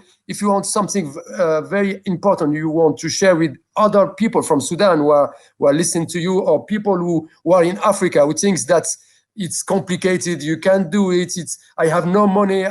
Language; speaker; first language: English; non-native, local second language; French